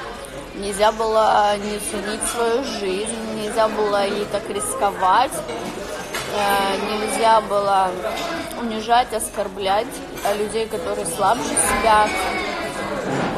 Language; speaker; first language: Russian; native; Russian